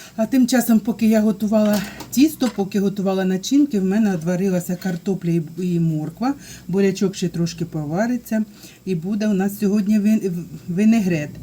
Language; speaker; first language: Ukrainian; non-native, local second language; Russian